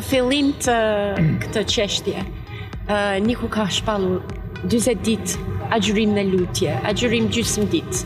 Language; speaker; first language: Albanian; non-native, learner; English